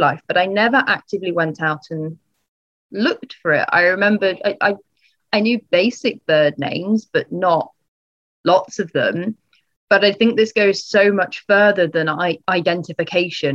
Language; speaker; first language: English; native; English